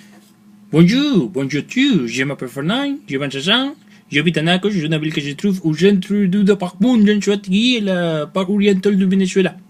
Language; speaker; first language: French; non-native, learner; Spanish